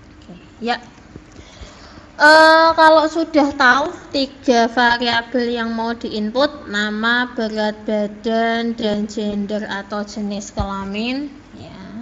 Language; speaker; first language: Indonesian; native; Indonesian